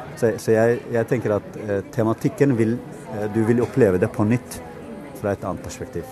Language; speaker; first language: Norwegian; non-native, fluent; Kurdish